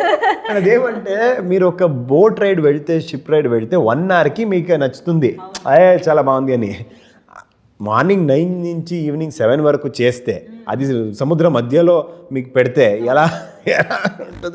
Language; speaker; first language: Telugu; non-native, learner; Kannada